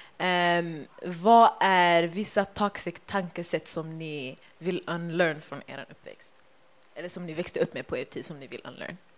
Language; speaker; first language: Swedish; native; Swedish